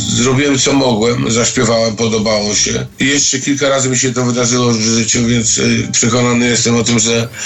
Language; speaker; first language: Polish; native; Polish